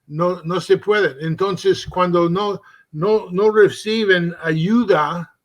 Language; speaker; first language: Spanish; early bilingual, heritage; Spanish